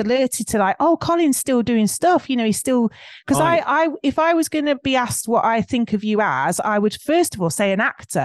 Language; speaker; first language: English; native; English